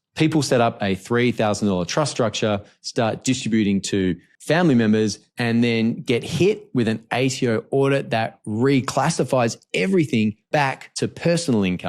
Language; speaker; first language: English; native; English